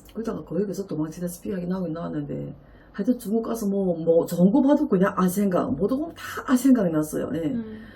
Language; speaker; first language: Korean; native; Korean